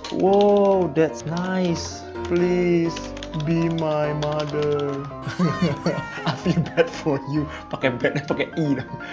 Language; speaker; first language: English; non-native, learner; Indonesian